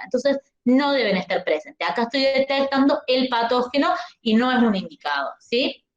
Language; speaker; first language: Spanish; native; Spanish